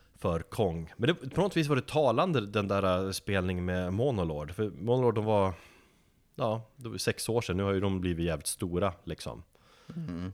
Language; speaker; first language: Swedish; native; Swedish